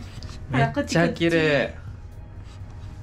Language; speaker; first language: Japanese; non-native, learner; Indonesian